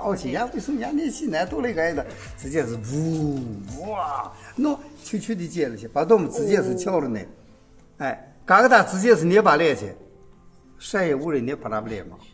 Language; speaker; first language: Russian; non-native, learner; Chinese